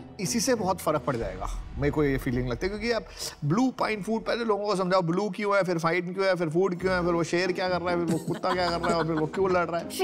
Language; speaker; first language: Hindi; native; Hindi